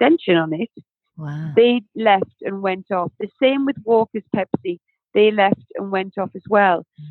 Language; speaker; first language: English; native; English